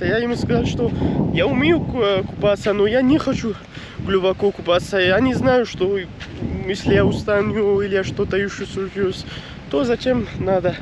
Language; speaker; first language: Russian; non-native, local second language; Kyrgyz